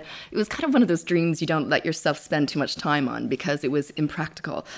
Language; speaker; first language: English; native; English